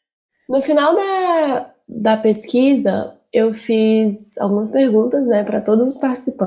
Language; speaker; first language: Portuguese; native; Portuguese